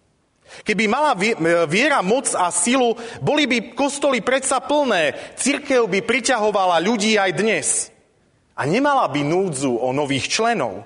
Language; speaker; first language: Slovak; native; Slovak